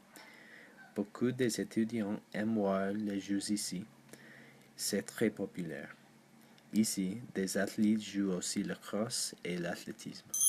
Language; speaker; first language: French; non-native, learner; English